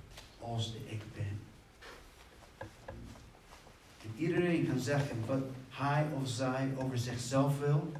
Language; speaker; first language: Dutch; non-native, fluent; English